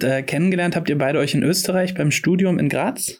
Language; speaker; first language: German; native; German